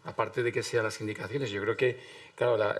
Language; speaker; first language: Spanish; native; Spanish